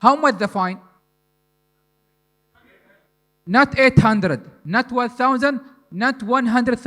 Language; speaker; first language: English; non-native, learner; Arabic